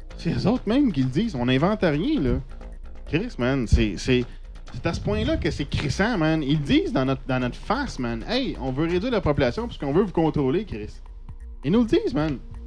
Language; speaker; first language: French; native; French